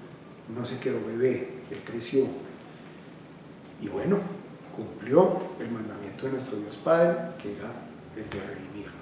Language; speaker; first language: Spanish; native; Spanish